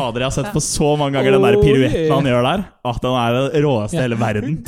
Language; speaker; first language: Norwegian; native; Norwegian